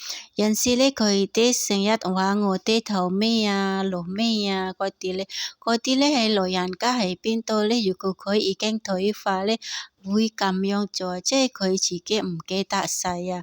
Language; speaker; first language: Cantonese; non-native, learner; Indonesian